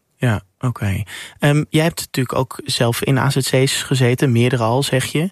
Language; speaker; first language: Dutch; native; Dutch